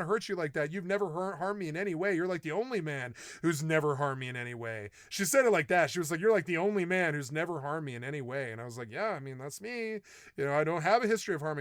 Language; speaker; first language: English; native; English